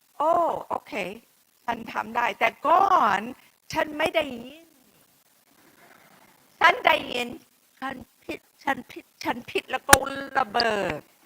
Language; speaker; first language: Thai; non-native, fluent; English